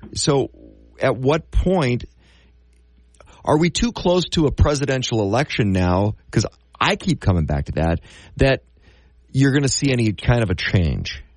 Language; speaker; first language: English; native; English